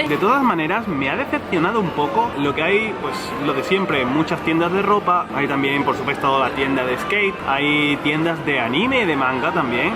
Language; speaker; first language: Spanish; native; Spanish